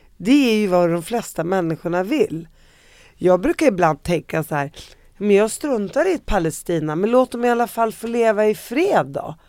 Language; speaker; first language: Swedish; early bilingual, other home language; Arabic